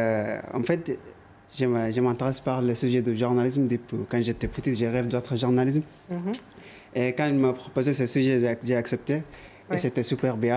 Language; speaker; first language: French; non-native, learner; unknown